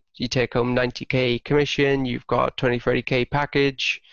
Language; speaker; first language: English; native; English